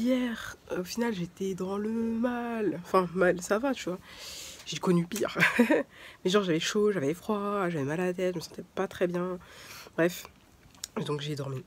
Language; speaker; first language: French; native; French